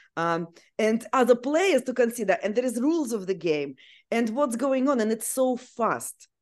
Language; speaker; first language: English; non-native, fluent; Russian